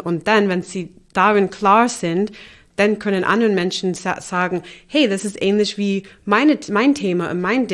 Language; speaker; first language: German; non-native, fluent; English